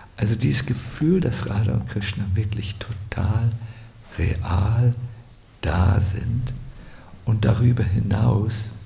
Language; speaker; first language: German; native; German